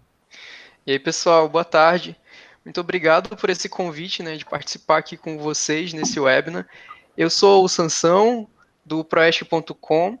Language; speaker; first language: Portuguese; native; Portuguese